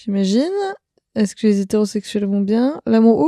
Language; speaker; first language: French; native; French